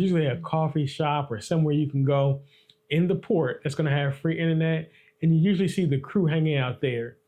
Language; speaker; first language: English; native; English